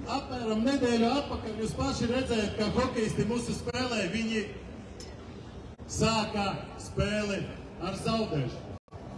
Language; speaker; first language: Latvian; non-native, local second language; Russian